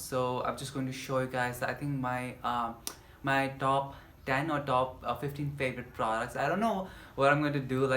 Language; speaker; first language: English; non-native, local second language; Nepali